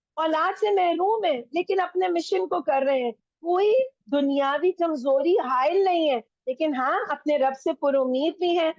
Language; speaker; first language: Urdu; non-native, local second language; Punjabi